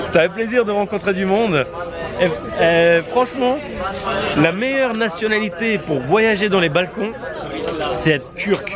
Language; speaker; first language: French; native; French